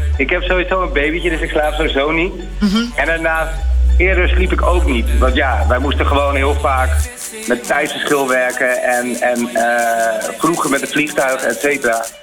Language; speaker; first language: Dutch; native; Dutch